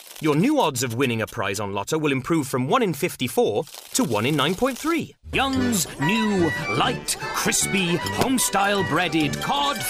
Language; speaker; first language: English; native; English